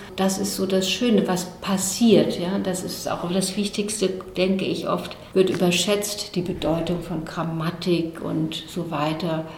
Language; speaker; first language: German; native; German